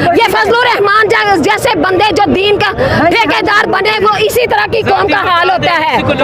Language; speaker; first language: Urdu; non-native, local second language; Punjabi